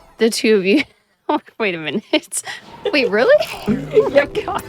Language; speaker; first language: English; native; English